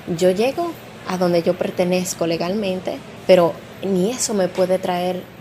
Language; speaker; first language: Spanish; early bilingual, heritage; Spanish